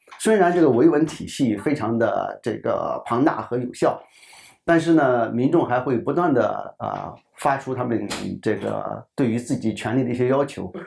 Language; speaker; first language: Chinese; native; Chinese